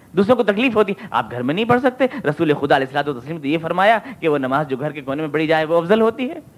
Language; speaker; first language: Urdu; native; Urdu